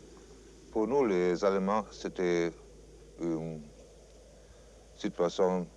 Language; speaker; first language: French; non-native, fluent; German